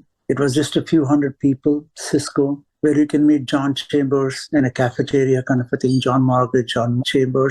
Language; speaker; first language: English; non-native, local second language; Telugu